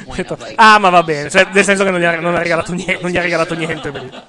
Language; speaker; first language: Italian; native; Italian